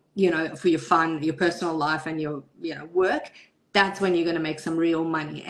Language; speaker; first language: English; early bilingual, other home language; Persian